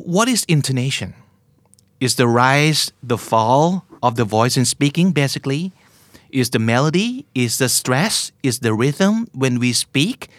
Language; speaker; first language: English; non-native, fluent; Thai